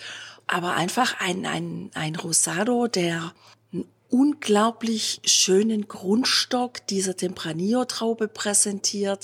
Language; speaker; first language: German; native; German